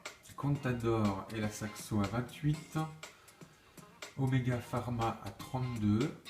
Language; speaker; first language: French; native; French